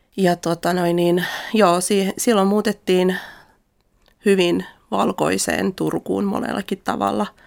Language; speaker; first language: Finnish; early bilingual, other home language; Russian